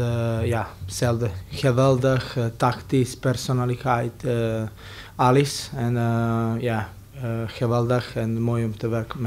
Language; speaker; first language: Dutch; non-native, learner; Serbian